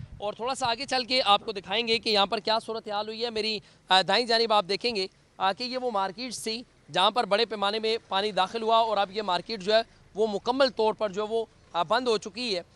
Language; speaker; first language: Urdu; native; Urdu